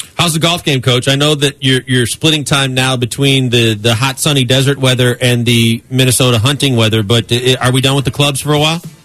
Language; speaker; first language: English; native; English